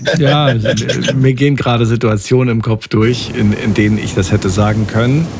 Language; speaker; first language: German; native; German